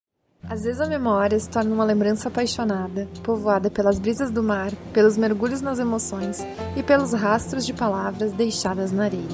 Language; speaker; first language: Portuguese; native; Portuguese